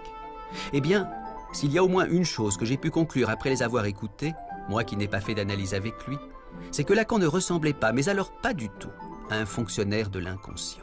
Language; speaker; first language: French; native; French